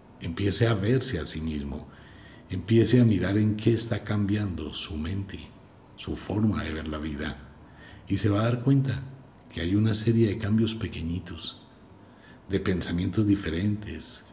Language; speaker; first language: Spanish; native; Spanish